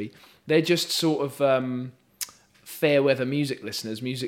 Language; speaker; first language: English; native; English